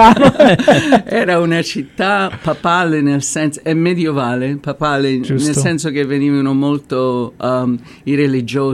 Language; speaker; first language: Italian; native; Italian